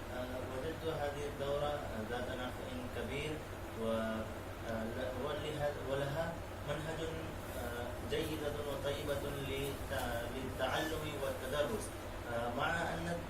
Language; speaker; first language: Arabic; non-native, learner; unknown